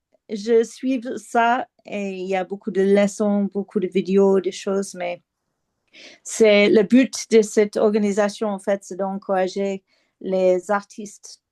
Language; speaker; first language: French; non-native, fluent; English